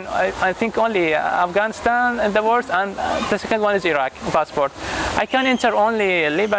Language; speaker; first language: English; non-native, fluent; Arabic